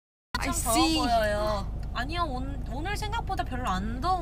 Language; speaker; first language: Korean; non-native, fluent; Japanese